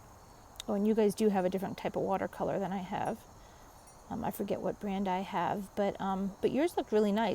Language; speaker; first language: English; native; English